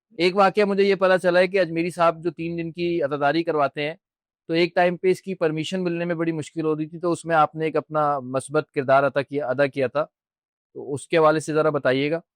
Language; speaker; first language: Urdu; native; Urdu